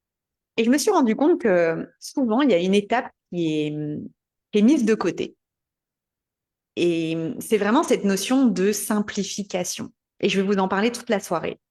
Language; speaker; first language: French; native; French